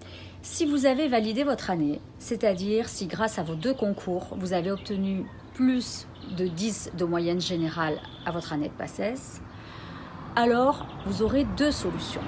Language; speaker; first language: French; native; French